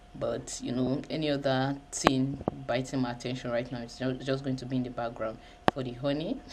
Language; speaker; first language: English; non-native, local second language; Yoruba